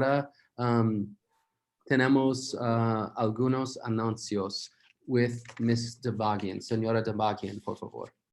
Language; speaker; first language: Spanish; non-native, learner; English